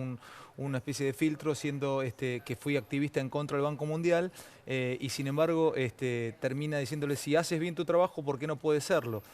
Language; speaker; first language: Spanish; native; Spanish